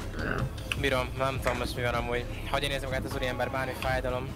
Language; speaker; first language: Hungarian; native; Hungarian